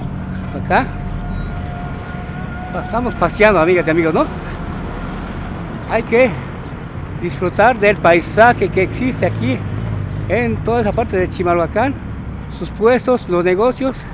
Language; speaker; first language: Spanish; native; Spanish